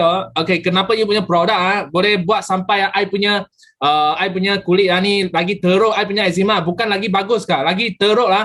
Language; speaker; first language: Malay; native; Malay